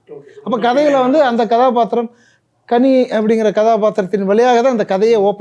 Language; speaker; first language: Tamil; native; Tamil